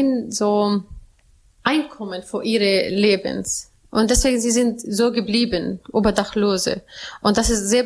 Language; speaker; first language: German; non-native, learner; Arabic